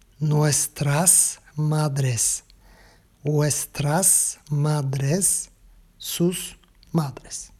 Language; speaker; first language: Spanish; non-native, learner; Turkish